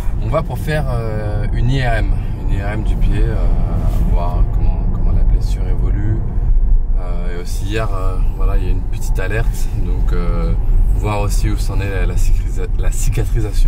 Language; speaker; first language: French; native; French